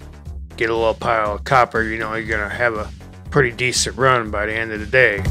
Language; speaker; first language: English; native; English